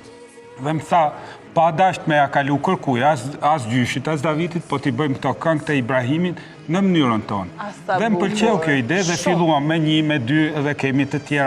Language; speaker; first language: Albanian; native; Albanian